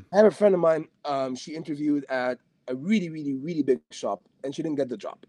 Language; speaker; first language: English; non-native, fluent; Arabic